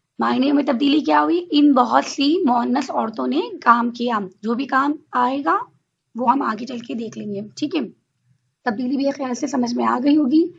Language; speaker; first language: Urdu; native; Urdu